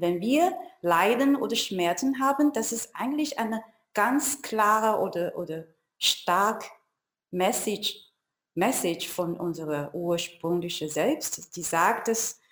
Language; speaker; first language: German; non-native, learner; Chinese